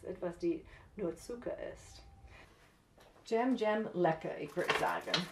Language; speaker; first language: German; non-native, fluent; English